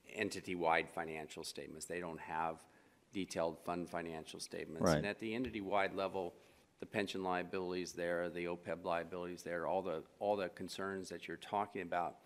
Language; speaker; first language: English; native; English